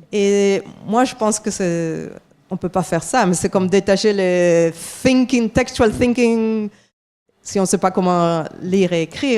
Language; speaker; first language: French; non-native, fluent; English